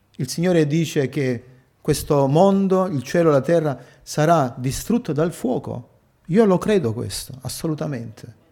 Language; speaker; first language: Italian; early bilingual, heritage; Italian